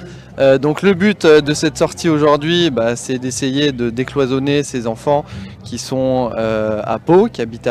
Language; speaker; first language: French; native; French